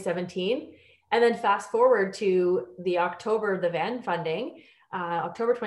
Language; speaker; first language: English; native; English